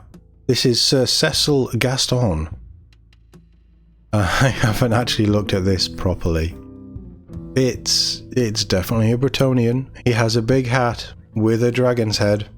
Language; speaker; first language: English; native; English